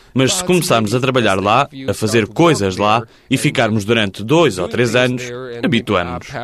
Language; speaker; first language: Portuguese; non-native, fluent; Chinese